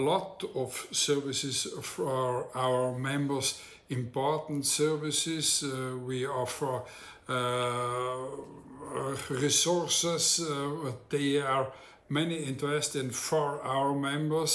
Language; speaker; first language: English; non-native, learner; Italian